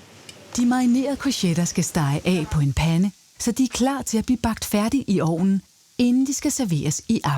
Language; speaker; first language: Danish; native; Danish